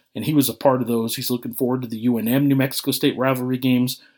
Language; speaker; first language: English; native; English